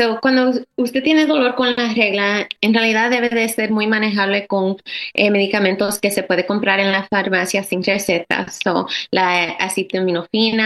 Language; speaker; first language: Spanish; early bilingual, heritage; Spanish